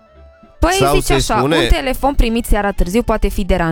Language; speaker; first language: Romanian; native; Romanian